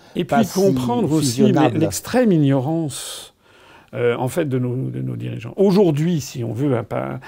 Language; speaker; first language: French; native; French